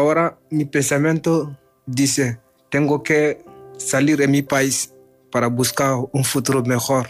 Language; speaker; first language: Spanish; non-native, learner; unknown